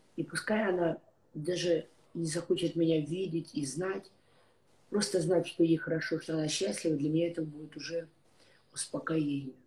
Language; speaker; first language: Russian; native; Russian